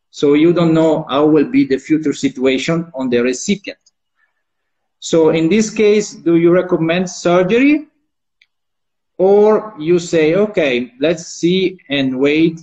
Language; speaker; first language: English; non-native, fluent; Italian